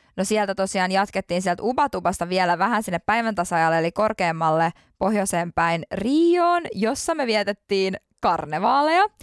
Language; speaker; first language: Finnish; native; Finnish